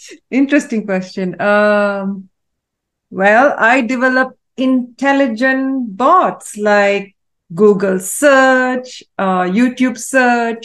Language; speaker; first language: English; non-native, local second language; Tamil